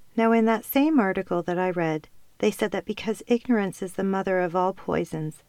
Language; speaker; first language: English; native; English